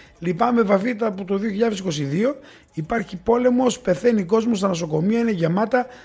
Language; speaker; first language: Greek; native; Greek